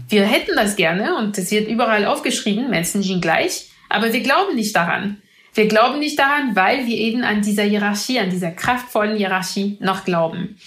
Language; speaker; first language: German; non-native, fluent; French